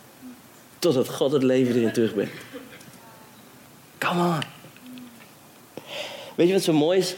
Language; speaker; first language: Dutch; native; Dutch